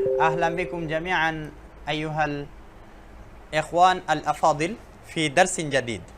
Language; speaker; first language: Arabic; non-native, fluent; Bangla